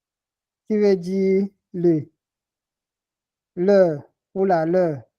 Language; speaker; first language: French; non-native, local second language; Ghomala